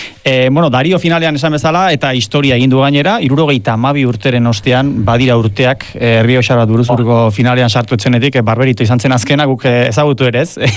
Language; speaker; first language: Basque; native; Basque